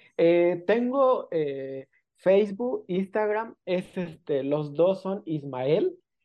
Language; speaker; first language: Spanish; non-native, local second language; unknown